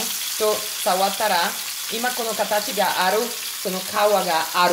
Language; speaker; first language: Japanese; non-native, learner; Italian